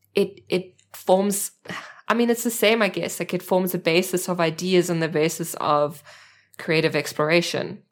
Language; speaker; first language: English; native; English